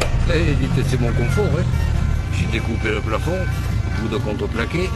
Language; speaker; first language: French; native; French